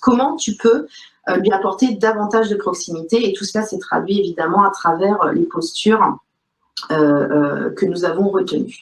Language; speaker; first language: French; native; French